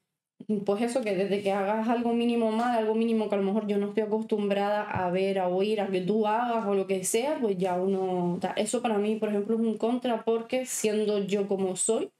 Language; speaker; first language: Spanish; native; Spanish